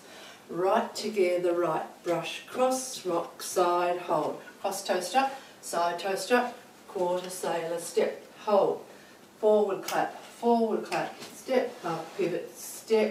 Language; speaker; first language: English; native; English